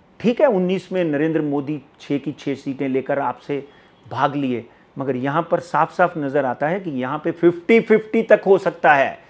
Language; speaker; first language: Hindi; native; Hindi